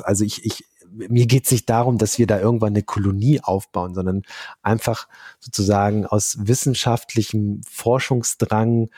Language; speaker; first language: German; native; German